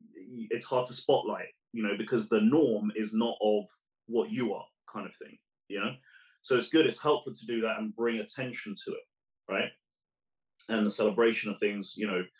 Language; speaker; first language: English; early bilingual, other home language; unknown